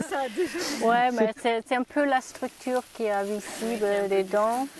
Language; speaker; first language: French; non-native, learner; German